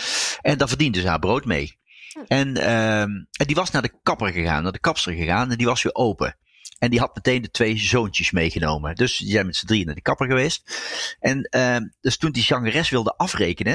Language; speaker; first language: Dutch; native; Dutch